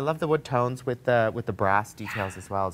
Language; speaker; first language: English; native; English